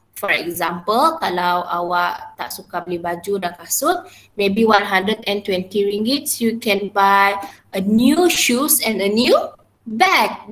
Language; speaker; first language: English; non-native, local second language; Malay